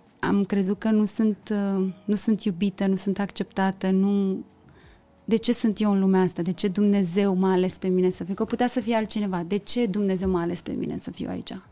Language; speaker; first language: Romanian; early bilingual, heritage; Romanian